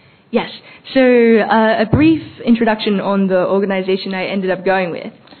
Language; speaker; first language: English; early bilingual, other home language; Chinese